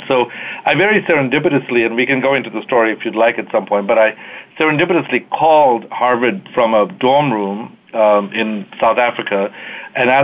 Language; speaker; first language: English; native; English